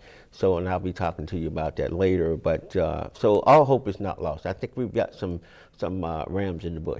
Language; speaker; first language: English; native; English